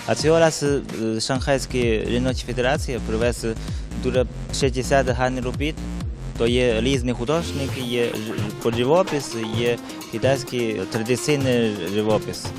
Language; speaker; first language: Ukrainian; non-native, learner; Chinese